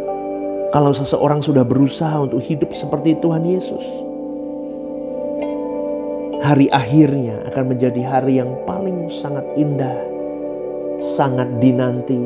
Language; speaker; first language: Indonesian; native; Indonesian